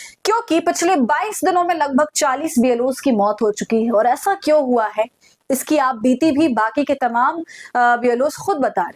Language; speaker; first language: Hindi; native; Hindi